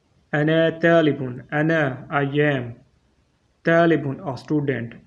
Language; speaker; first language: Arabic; non-native, fluent; Urdu